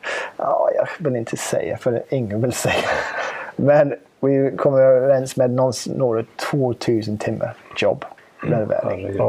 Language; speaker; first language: Swedish; non-native, fluent; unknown